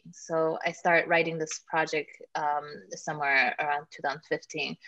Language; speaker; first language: English; native; English